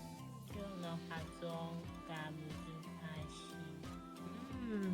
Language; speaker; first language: Japanese; non-native, learner; Chinese